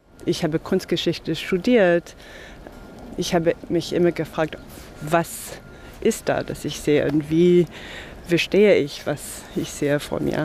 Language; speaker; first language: German; non-native, fluent; English